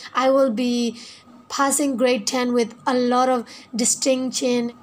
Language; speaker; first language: English; non-native, fluent; Burmese